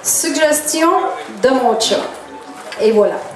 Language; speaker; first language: French; native; French